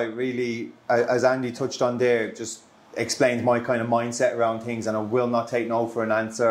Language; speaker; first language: English; native; English